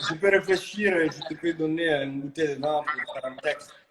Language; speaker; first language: French; non-native, fluent; Italian